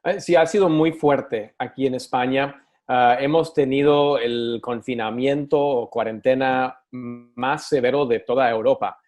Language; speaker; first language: Spanish; early bilingual, other home language; English